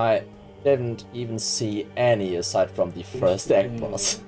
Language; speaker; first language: English; non-native, fluent; German